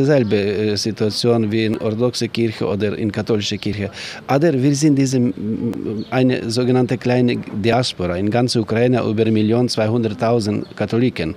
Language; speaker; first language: German; non-native, learner; Ukrainian